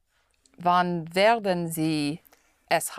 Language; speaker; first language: German; non-native, learner; English